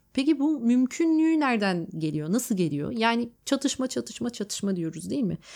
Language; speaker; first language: Turkish; native; Turkish